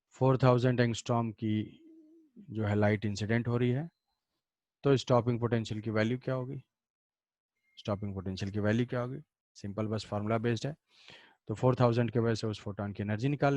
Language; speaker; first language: Hindi; native; Hindi